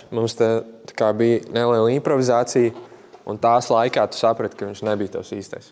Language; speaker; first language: Latvian; native; Latvian